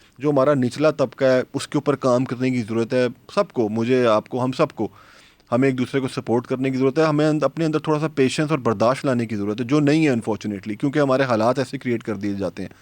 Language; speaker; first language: Urdu; native; Urdu